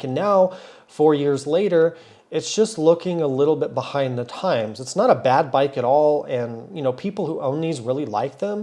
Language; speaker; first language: English; native; English